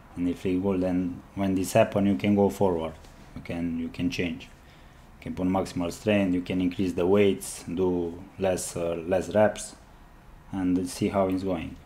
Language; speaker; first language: English; non-native, learner; Romanian